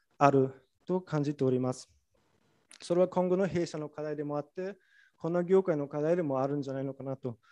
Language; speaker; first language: Japanese; non-native, fluent; German